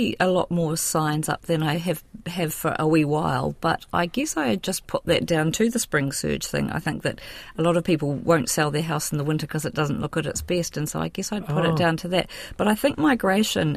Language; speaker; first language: English; native; English